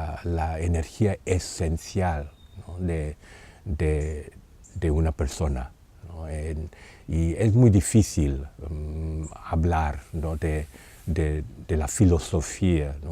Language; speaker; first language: Spanish; non-native, fluent; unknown